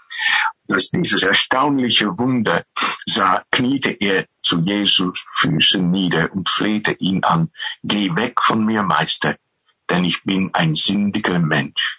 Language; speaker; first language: German; non-native, fluent; Dutch